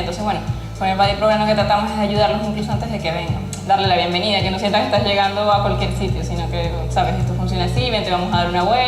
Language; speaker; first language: Spanish; native; Spanish